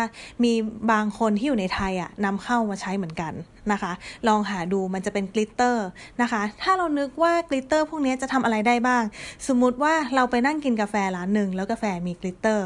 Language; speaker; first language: Thai; native; Thai